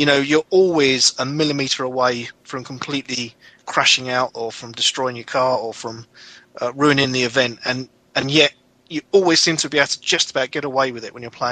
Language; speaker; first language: English; native; English